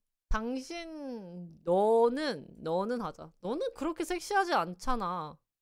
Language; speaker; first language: Korean; native; Korean